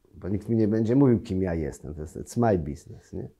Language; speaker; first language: Polish; native; Polish